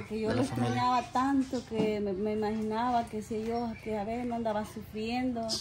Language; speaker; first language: Spanish; native; Spanish